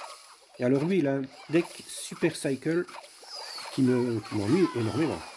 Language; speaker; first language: French; native; French